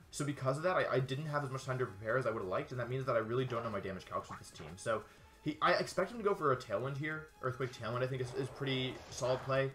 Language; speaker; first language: English; native; English